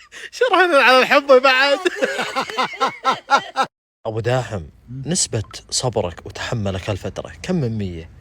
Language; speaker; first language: Arabic; native; Arabic